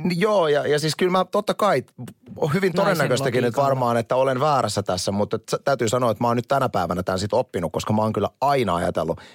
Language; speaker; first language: Finnish; native; Finnish